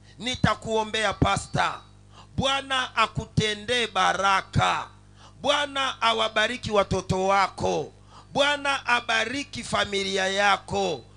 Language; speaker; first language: Swahili; non-native, local second language; Sukuma